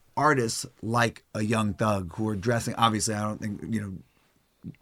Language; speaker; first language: English; native; English